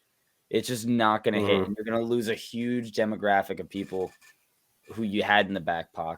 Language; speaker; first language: English; native; English